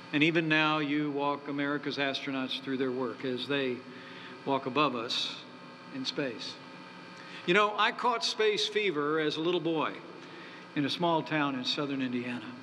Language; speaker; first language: English; native; English